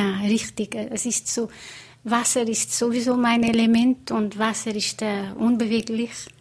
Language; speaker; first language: German; non-native, fluent; Portuguese